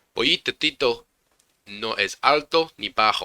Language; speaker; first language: Spanish; non-native, learner; English